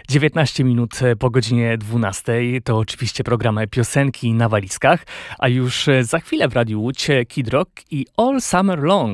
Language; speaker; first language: Polish; native; Polish